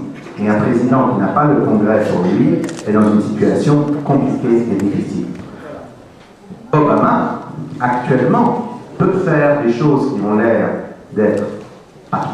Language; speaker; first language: French; native; French